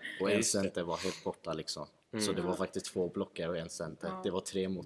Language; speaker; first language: Swedish; early bilingual, other home language; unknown